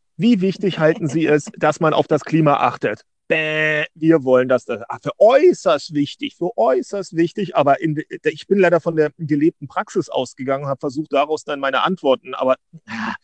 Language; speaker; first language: German; native; German